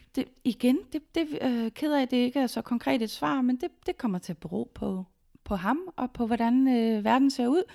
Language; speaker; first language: Danish; native; Danish